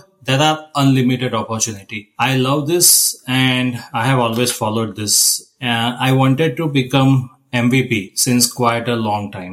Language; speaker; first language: English; non-native, local second language; Gujarati